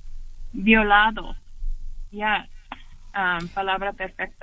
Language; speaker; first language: Spanish; early bilingual, heritage; English